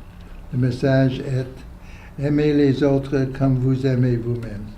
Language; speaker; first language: French; non-native, fluent; English